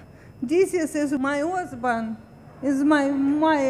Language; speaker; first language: English; non-native, learner; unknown